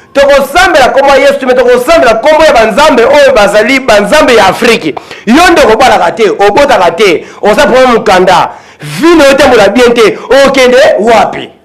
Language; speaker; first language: Lingala; non-native, local second language; Kongo